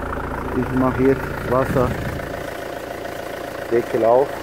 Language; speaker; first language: German; non-native, learner; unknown